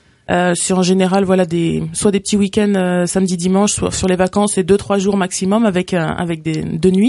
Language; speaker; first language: French; native; French